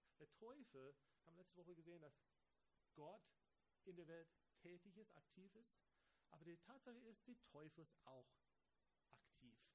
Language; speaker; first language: German; non-native, fluent; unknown